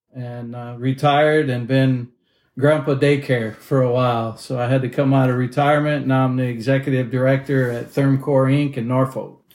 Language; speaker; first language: English; native; English